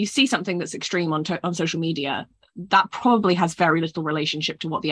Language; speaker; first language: English; native; English